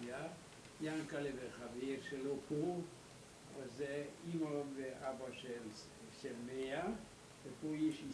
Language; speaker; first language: Hebrew; non-native, learner; German